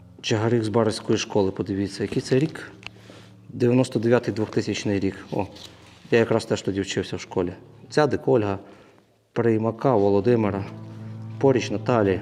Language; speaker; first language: Ukrainian; native; Ukrainian